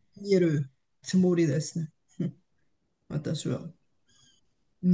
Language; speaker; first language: Japanese; non-native, learner; Bulgarian